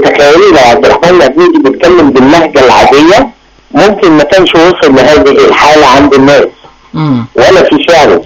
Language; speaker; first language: Arabic; native; Arabic